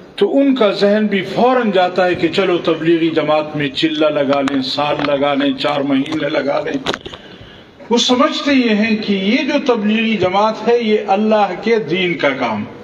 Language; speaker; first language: Urdu; non-native, local second language; Pashto